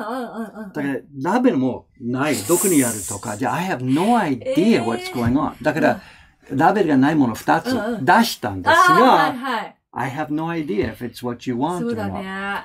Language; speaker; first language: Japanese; non-native, fluent; English